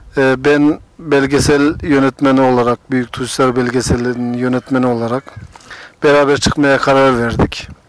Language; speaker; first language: Turkish; native; Turkish